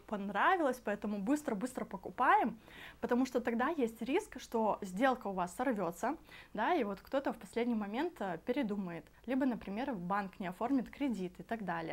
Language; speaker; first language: Russian; native; Russian